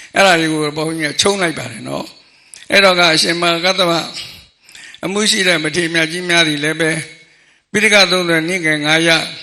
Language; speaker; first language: Burmese; non-native, local second language; Mon